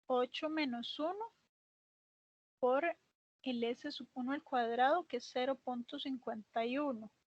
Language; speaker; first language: Spanish; native; Spanish